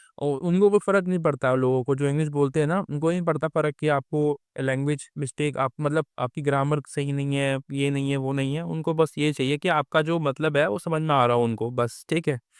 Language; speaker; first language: Hindi; native; Hindi